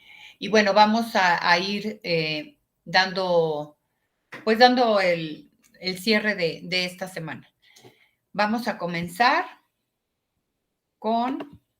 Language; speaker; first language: Spanish; native; Spanish